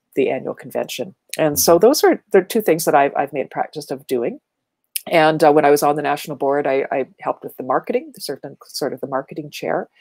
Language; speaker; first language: English; native; English